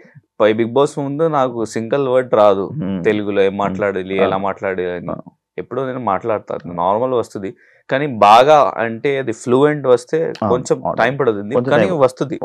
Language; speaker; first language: Telugu; non-native, learner; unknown